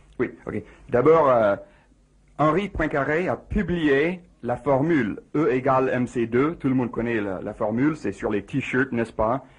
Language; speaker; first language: French; non-native, fluent; English